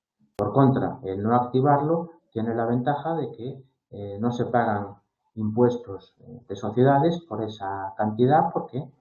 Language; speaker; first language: Spanish; native; Spanish